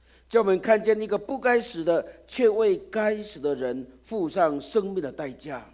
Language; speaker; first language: Chinese; native; Chinese